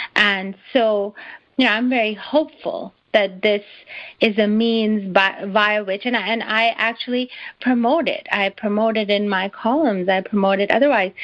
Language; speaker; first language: English; non-native, local second language; Urdu